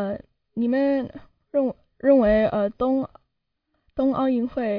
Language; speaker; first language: Chinese; early bilingual, heritage; Chinese